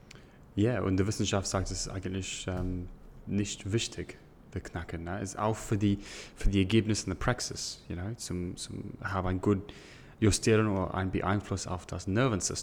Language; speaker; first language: German; non-native, learner; English